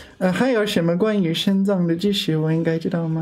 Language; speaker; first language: Chinese; non-native, learner; English